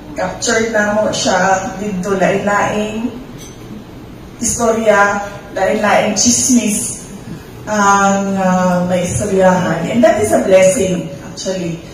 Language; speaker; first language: Cebuano; native; Cebuano